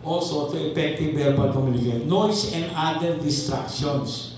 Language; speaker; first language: English; non-native, local second language; Filipino